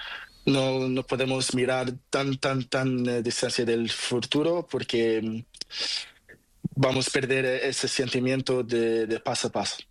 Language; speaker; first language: Spanish; non-native, learner; Portuguese